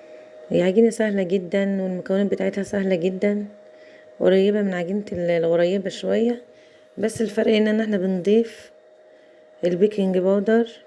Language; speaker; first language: Arabic; native; Arabic